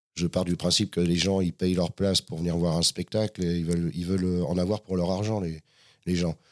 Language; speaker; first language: French; native; French